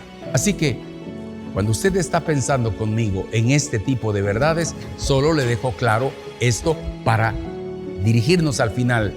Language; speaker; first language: Spanish; native; Spanish